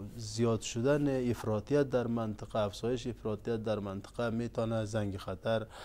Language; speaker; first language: Persian; non-native, local second language; Uzbek